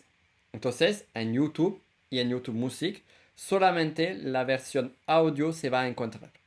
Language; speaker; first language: Spanish; non-native, fluent; French